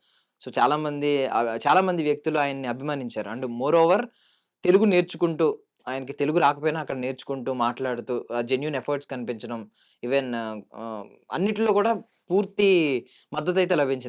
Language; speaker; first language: Telugu; native; Telugu